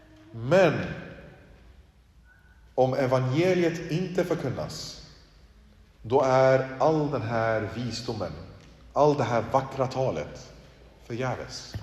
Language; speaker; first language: Swedish; early bilingual, other home language; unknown